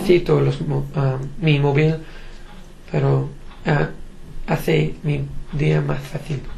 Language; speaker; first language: Spanish; non-native, learner; English